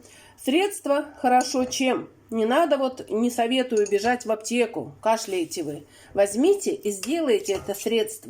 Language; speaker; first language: Russian; native; Russian